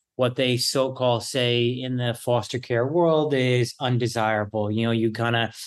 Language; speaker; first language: English; early bilingual, other home language; Italian